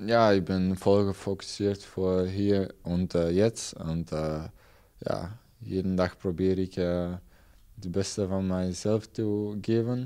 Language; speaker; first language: German; non-native, learner; Dutch